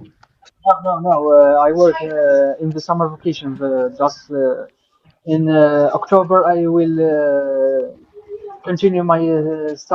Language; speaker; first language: English; non-native, learner; Arabic